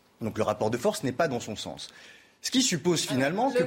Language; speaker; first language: French; native; French